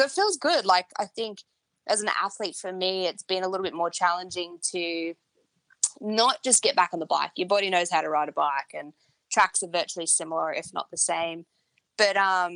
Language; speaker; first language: English; native; English